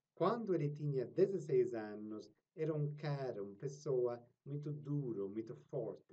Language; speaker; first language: Portuguese; non-native, fluent; English